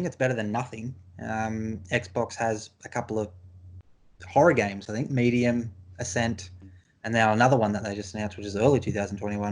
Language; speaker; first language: English; native; English